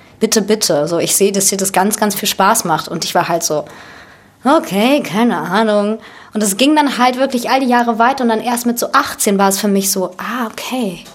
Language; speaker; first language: German; early bilingual, other home language; Russian